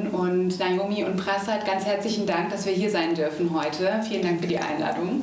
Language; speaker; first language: German; native; German